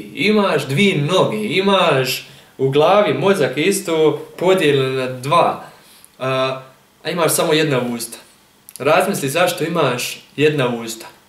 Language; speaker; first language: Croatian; early bilingual, heritage; German